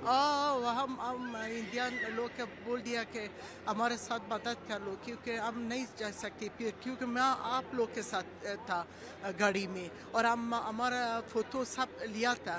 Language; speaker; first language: Hindi; non-native, learner; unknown